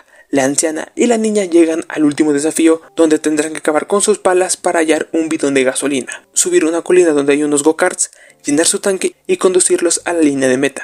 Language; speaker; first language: Spanish; native; Spanish